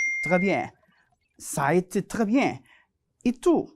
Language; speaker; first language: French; non-native, fluent; Spanish